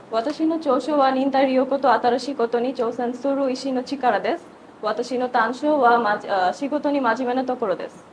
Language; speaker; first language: Japanese; non-native, learner; Bangla